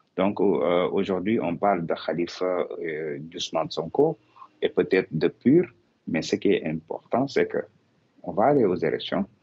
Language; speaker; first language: French; non-native, local second language; Wolof